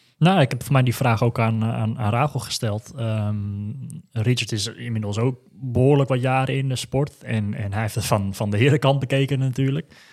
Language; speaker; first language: Dutch; native; Dutch